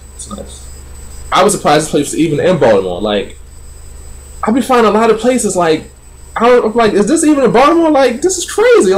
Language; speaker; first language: English; native; English